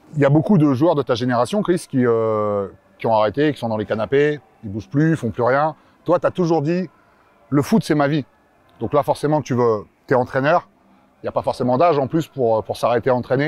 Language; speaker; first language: French; native; French